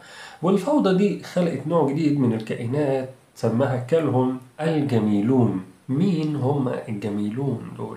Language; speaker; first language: Arabic; native; Arabic